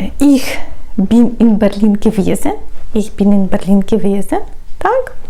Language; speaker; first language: German; non-native, fluent; Ukrainian